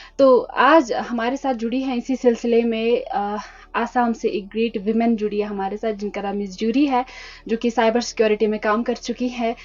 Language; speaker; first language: Hindi; non-native, local second language; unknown